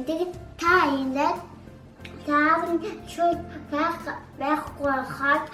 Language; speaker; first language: Mongolian; early bilingual, heritage; Mongolian